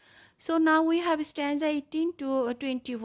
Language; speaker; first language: English; non-native, local second language; Bangla